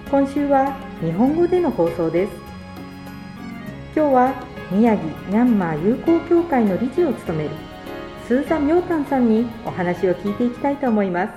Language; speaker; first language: Japanese; native; Japanese